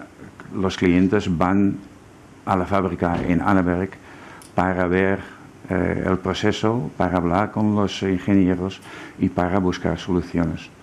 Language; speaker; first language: Spanish; non-native, fluent; German